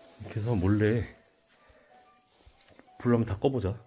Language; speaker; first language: Korean; native; Korean